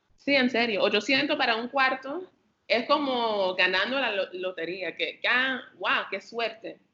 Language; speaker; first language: Spanish; early bilingual, heritage; Spanish